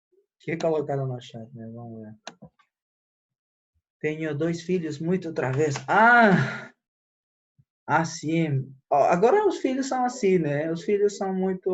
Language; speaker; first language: Portuguese; non-native, fluent; Spanish